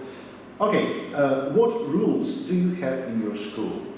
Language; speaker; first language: English; non-native, fluent; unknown